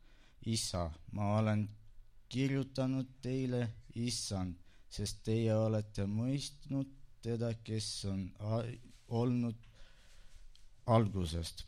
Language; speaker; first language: Estonian; non-native, local second language; Russian